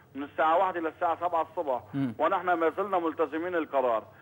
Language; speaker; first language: Arabic; native; Arabic